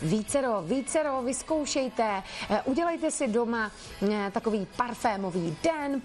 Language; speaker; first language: Czech; native; Czech